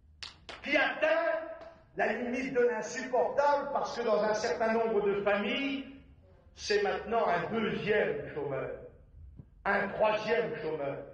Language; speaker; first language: French; native; French